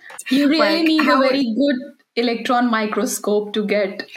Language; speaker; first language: English; non-native, local second language; Hindi